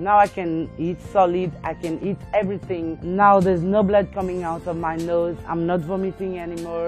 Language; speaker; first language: English; non-native, local second language; Morisyen